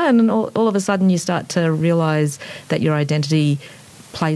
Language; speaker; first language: English; native; English